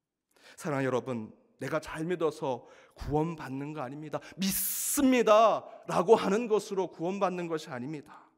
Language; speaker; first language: Korean; native; Korean